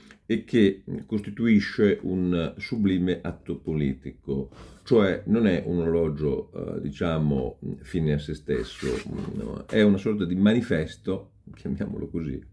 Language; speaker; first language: Italian; native; Italian